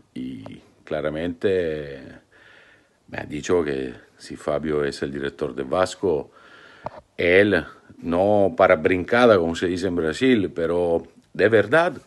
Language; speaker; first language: Spanish; non-native, fluent; Italian